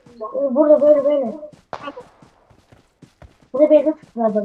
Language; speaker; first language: Turkish; native; Turkish